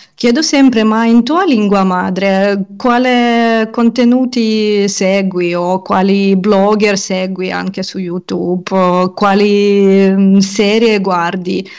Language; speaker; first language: Italian; non-native, fluent; Russian